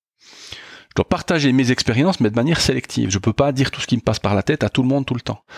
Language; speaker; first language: French; native; French